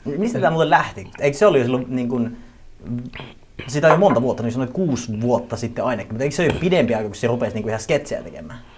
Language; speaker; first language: Finnish; native; Finnish